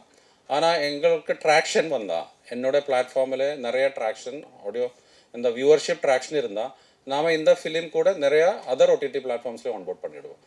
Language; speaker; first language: Tamil; non-native, fluent; Malayalam